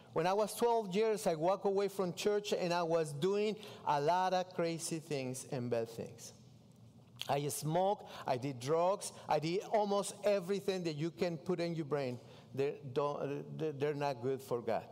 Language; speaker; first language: English; non-native, learner; Spanish